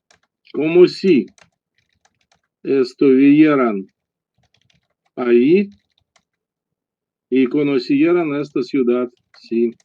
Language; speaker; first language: Spanish; non-native, learner; Russian